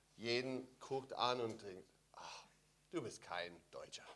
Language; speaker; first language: German; non-native, learner; English